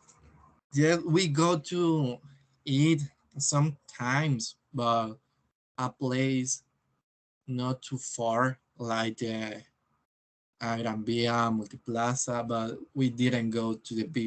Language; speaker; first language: English; non-native, learner; Spanish